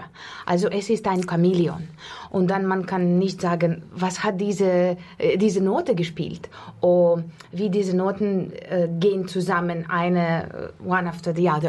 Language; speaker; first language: German; non-native, learner; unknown